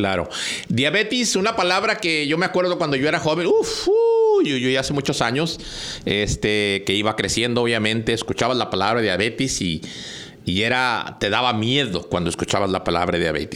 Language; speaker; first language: Spanish; native; Spanish